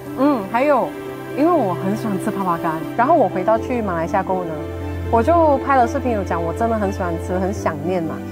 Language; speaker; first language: Chinese; native; Chinese